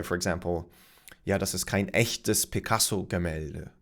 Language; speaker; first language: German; non-native, fluent; English